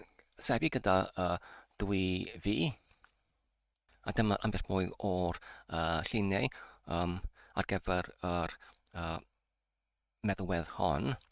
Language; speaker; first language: Welsh; non-native, learner; English